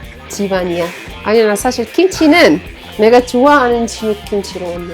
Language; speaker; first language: Korean; non-native, fluent; Arabic